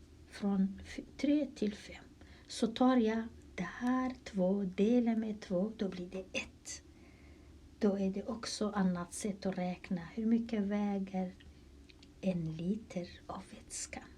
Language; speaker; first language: Swedish; non-native, fluent; Kurdish